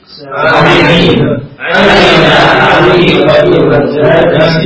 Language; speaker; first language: Arabic; non-native, learner; Indonesian